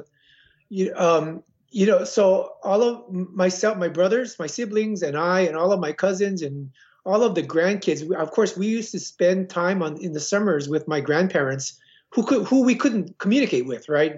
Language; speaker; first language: English; native; English